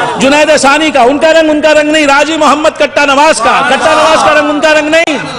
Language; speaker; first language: Urdu; native; Urdu